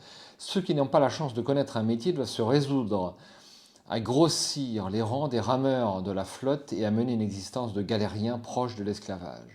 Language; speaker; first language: French; native; French